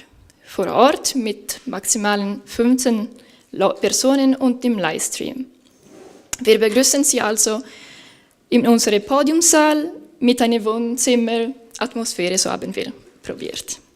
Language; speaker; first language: German; non-native, fluent; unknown